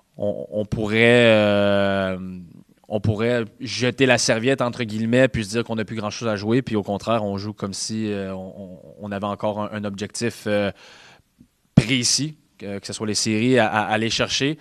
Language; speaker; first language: French; native; French